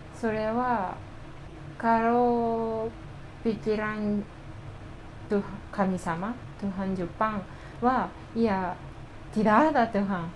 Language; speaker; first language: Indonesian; non-native, learner; Japanese